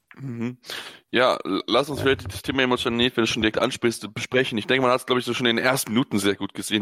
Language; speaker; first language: German; native; German